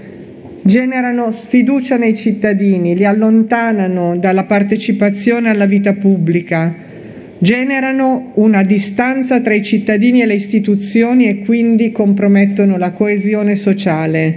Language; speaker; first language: Italian; native; Italian